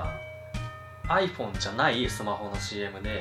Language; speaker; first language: Japanese; native; Japanese